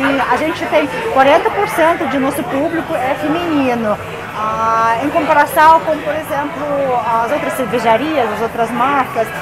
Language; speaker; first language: Portuguese; non-native, fluent; Russian